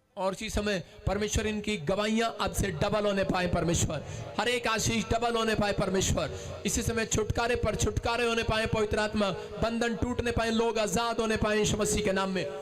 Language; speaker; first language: Hindi; non-native, local second language; Punjabi